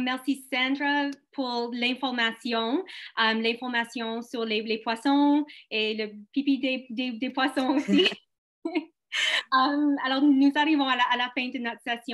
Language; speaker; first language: French; non-native, local second language; English